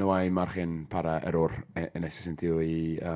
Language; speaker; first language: Spanish; non-native, fluent; English